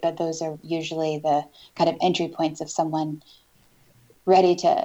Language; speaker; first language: English; native; English